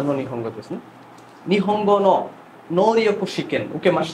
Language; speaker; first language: Japanese; non-native, fluent; Bangla